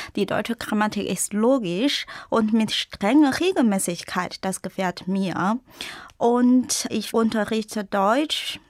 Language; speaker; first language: German; non-native, fluent; Chinese